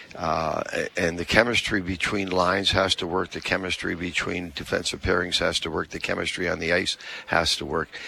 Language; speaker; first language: English; native; English